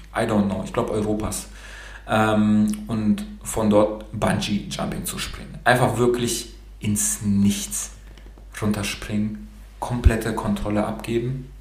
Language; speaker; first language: German; early bilingual, other home language; Romanian